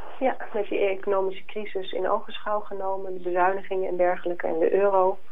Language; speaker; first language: Dutch; native; Dutch